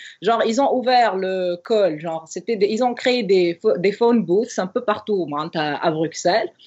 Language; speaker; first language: French; non-native, local second language; Arabic